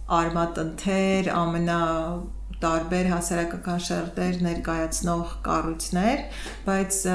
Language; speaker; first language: Armenian; native; Armenian